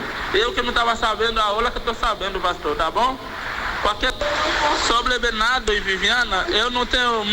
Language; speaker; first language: Portuguese; non-native, fluent; Spanish